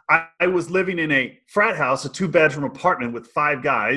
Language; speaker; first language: English; native; English